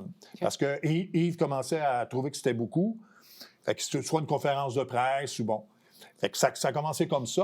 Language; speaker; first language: French; native; French